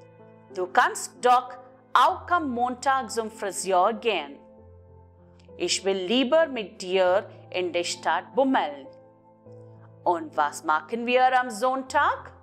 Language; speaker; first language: German; non-native, fluent; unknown